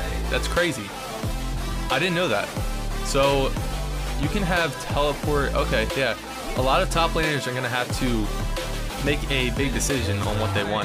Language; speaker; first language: English; native; English